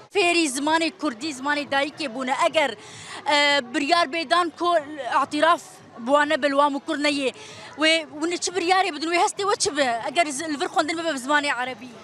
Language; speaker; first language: Kurdish; native; Kurdish